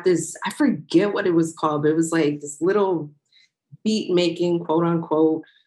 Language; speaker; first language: English; native; English